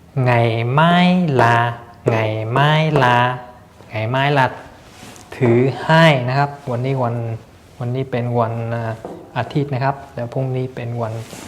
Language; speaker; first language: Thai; non-native, fluent; Vietnamese